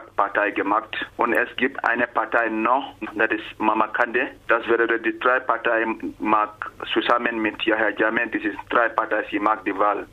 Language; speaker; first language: German; non-native, learner; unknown